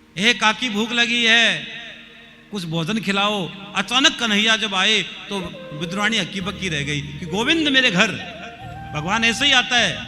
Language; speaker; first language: Hindi; native; Hindi